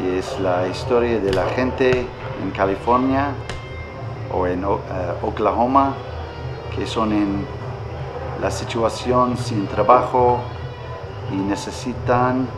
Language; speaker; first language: Spanish; non-native, learner; English